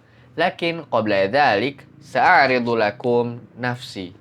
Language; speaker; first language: Arabic; non-native, fluent; Indonesian